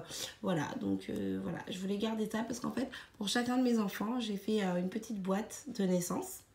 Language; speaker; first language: French; native; French